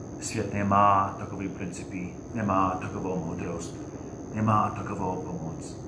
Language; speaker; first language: Czech; non-native, fluent; English